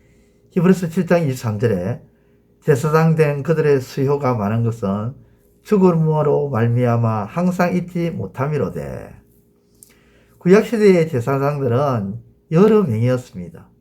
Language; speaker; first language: Korean; native; Korean